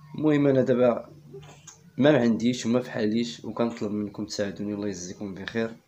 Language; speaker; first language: Arabic; native; Arabic